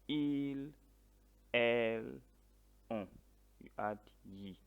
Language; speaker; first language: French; non-native, fluent; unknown